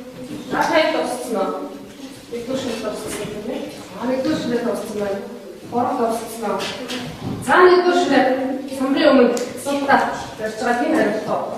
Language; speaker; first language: Mongolian; native; Mongolian